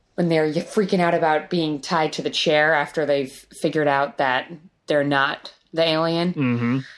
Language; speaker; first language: English; native; English